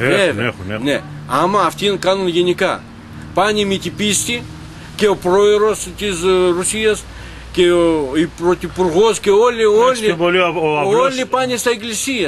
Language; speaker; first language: Greek; non-native, learner; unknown